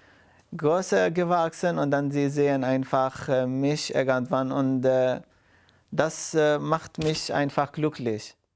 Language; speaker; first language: German; non-native, fluent; Arabic